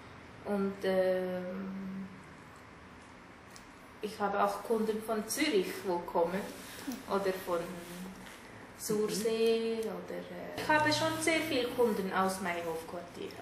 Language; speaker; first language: German; non-native, fluent; Tamil